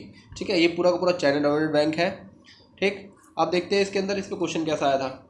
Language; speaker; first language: Hindi; native; Hindi